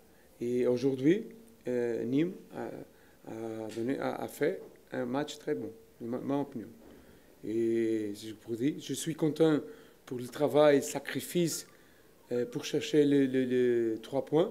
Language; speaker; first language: French; non-native, learner; Portuguese